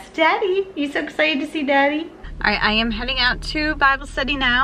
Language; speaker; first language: English; native; English